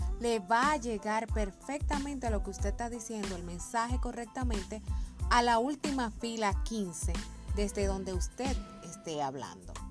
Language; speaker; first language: Spanish; native; Spanish